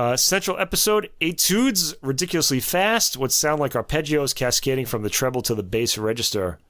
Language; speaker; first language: English; native; English